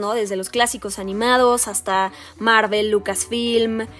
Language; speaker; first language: Spanish; native; Spanish